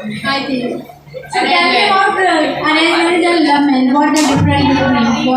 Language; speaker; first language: English; non-native, learner; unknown